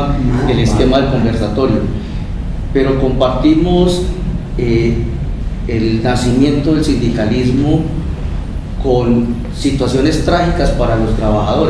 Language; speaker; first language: Spanish; native; Spanish